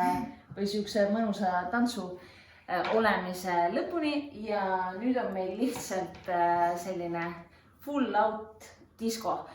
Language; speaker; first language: Estonian; native; Estonian